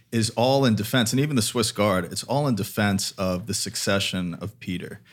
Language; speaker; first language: English; native; English